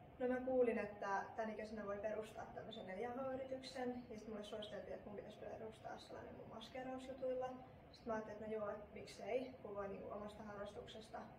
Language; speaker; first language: Finnish; native; Finnish